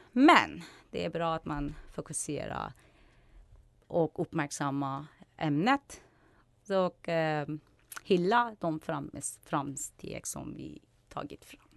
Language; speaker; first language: Swedish; non-native, fluent; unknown